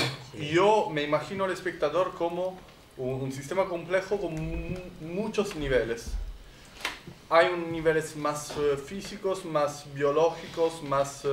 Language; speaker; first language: Spanish; non-native, fluent; Italian